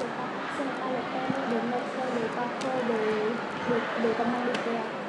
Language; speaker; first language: French; non-native, learner; Khmer